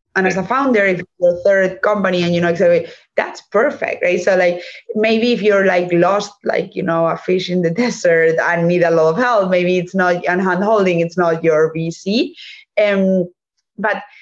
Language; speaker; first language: English; non-native, fluent; Spanish